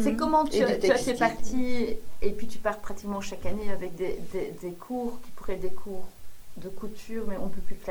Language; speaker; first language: French; native; French